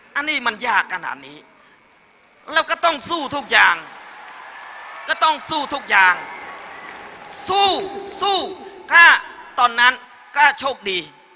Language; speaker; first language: Thai; non-native, learner; Khmer